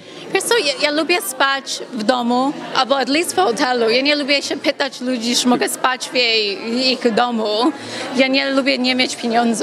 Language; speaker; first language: Polish; early bilingual, heritage; English